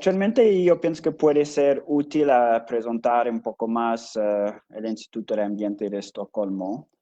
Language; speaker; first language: Spanish; non-native, fluent; English